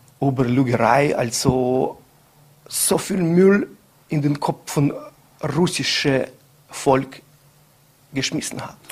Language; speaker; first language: German; non-native, learner; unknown